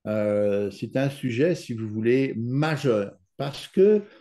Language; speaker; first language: French; native; French